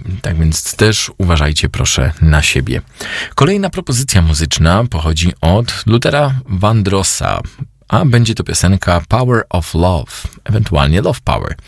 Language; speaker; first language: Polish; native; Polish